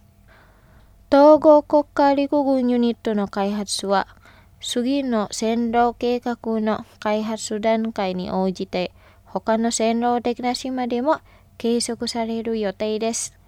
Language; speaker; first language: Japanese; non-native, fluent; Indonesian